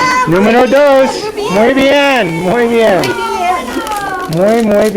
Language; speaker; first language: Spanish; non-native, learner; English